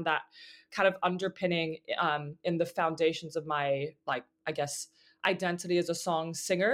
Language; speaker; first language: English; native; English